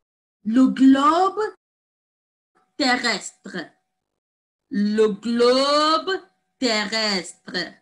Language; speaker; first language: French; non-native, fluent; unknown